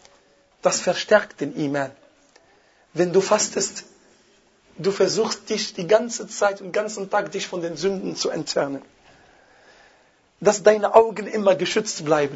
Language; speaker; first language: German; non-native, fluent; Arabic